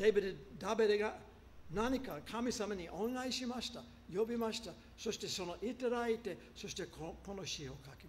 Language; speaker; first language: Japanese; non-native, fluent; English